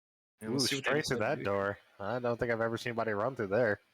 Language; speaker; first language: English; native; English